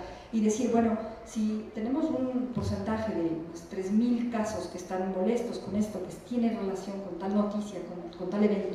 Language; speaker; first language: Spanish; native; Spanish